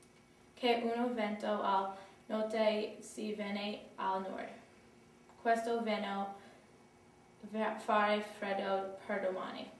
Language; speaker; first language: Italian; non-native, learner; English